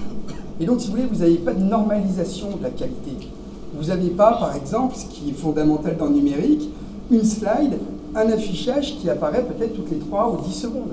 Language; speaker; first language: French; native; French